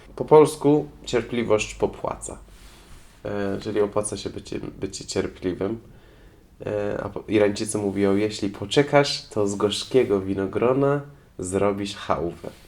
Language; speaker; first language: Polish; non-native, fluent; Persian